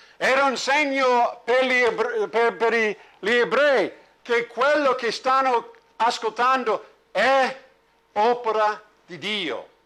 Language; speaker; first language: Italian; non-native, fluent; English